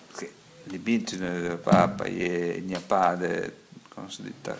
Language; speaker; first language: French; non-native, fluent; Italian